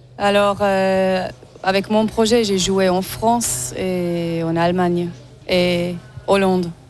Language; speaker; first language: French; non-native, local second language; Swiss German